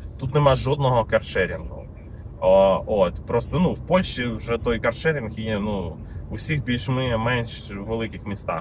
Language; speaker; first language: Ukrainian; native; Ukrainian